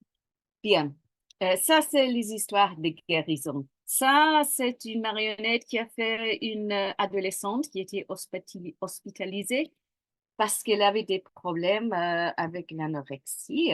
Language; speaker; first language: French; non-native, fluent; English